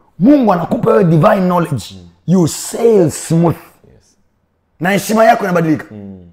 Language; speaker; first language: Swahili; native; Swahili